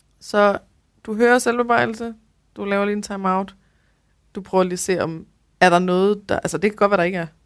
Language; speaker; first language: Danish; native; Danish